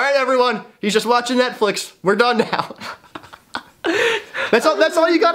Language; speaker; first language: English; native; English